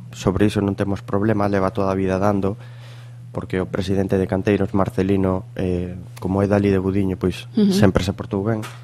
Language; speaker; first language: Galician; native; Galician